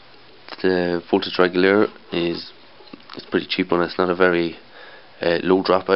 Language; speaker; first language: English; native; English